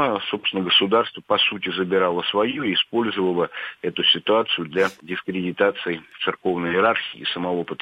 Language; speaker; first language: Russian; native; Russian